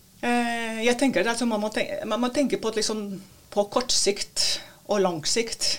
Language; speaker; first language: Norwegian; non-native, fluent; Latvian